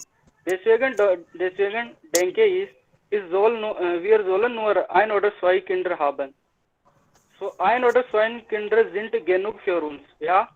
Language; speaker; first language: German; non-native, learner; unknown